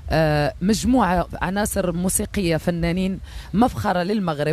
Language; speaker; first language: Arabic; native; Arabic